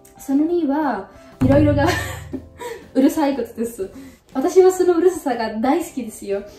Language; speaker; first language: Japanese; non-native, fluent; Italian